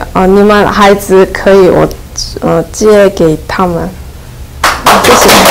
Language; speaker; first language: Chinese; non-native, learner; Korean